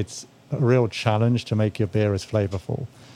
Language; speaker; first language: English; native; English